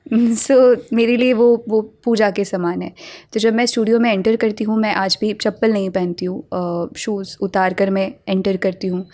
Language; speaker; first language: Hindi; native; Hindi